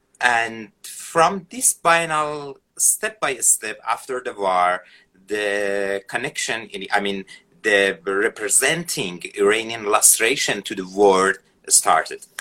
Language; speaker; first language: English; non-native, fluent; Persian